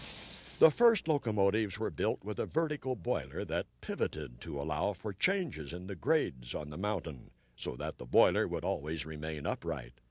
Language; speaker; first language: English; native; English